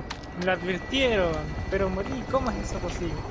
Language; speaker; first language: Spanish; native; Spanish